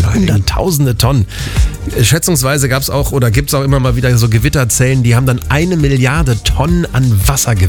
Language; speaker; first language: German; native; German